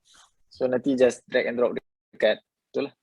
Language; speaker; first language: Malay; native; Malay